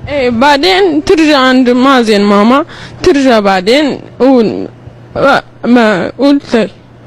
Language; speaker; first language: Arabic; non-native, learner; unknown